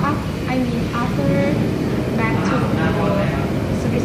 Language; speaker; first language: English; non-native, learner; Thai